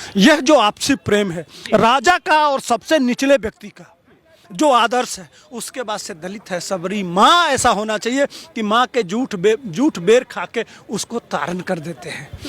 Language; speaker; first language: Hindi; native; Hindi